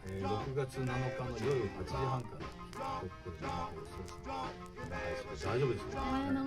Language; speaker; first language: Japanese; native; Japanese